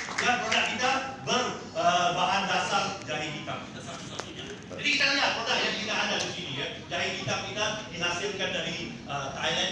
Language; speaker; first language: Indonesian; non-native, fluent; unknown